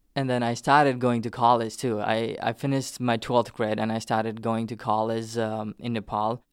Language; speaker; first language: English; non-native, local second language; Nepali